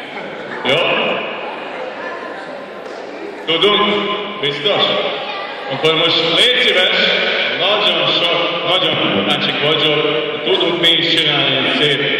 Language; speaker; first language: Hungarian; non-native, learner; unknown